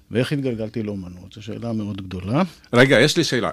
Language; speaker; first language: Hebrew; native; Hebrew